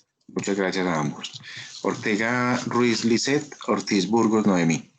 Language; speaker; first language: Spanish; native; Spanish